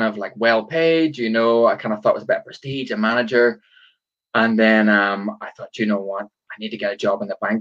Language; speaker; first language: English; native; English